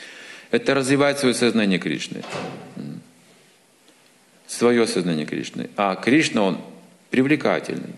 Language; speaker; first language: Russian; native; Russian